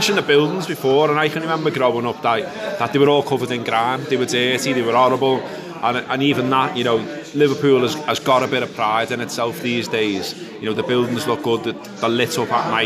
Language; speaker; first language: English; native; English